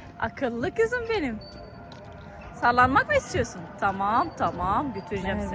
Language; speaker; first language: Turkish; non-native, fluent; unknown